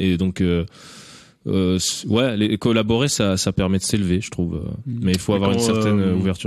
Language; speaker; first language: French; native; French